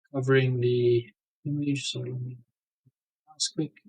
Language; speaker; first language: English; native; English